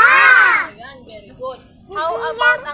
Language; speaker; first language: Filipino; native; Filipino